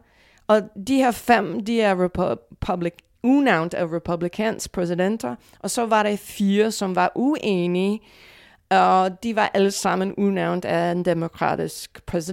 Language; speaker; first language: Danish; non-native, fluent; English